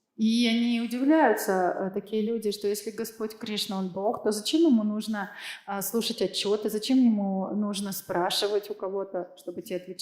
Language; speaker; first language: Russian; native; Russian